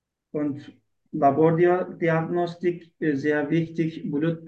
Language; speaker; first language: German; non-native, learner; Turkish